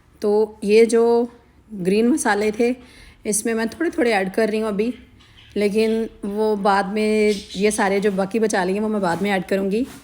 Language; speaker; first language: Urdu; non-native, local second language; Punjabi